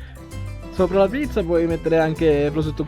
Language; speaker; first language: Italian; non-native, learner; Sinhala